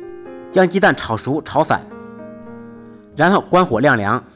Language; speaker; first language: Chinese; native; Chinese